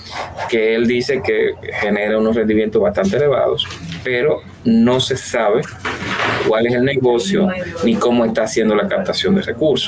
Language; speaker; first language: Spanish; native; Spanish